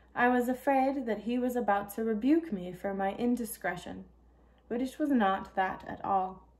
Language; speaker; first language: English; native; English